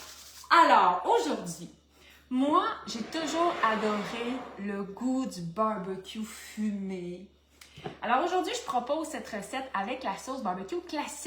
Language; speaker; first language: French; native; French